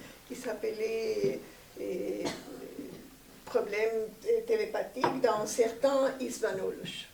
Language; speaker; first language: French; non-native, fluent; Spanish